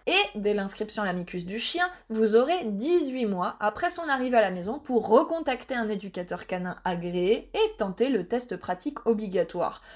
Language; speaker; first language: French; native; French